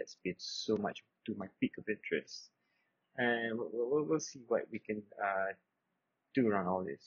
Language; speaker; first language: English; non-native, local second language; Malay